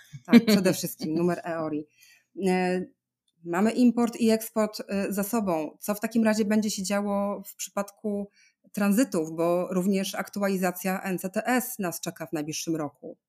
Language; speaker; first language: Polish; native; Polish